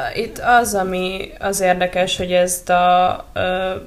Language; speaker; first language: Hungarian; native; Hungarian